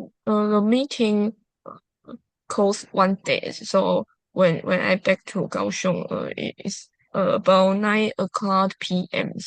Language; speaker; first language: English; non-native, learner; Chinese